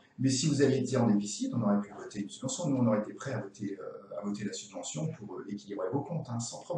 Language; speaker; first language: French; native; French